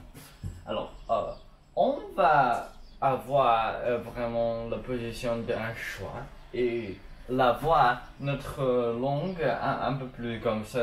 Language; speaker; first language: French; non-native, learner; English